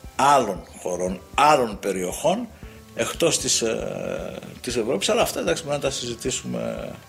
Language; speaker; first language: Greek; native; Greek